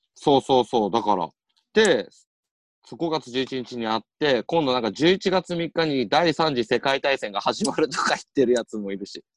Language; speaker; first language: Japanese; native; Japanese